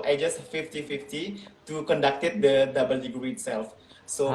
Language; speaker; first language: English; non-native, local second language; Indonesian